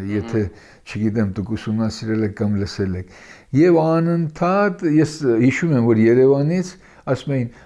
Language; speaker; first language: Armenian; early bilingual, heritage; Armenian